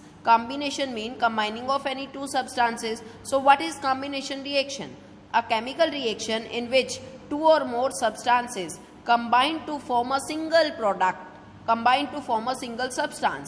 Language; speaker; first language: English; non-native, local second language; Hindi